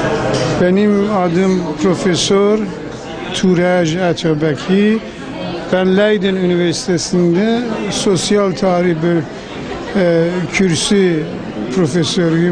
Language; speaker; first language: Turkish; non-native, fluent; Persian